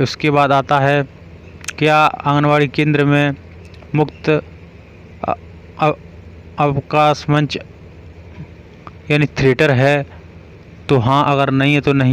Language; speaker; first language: Hindi; native; Hindi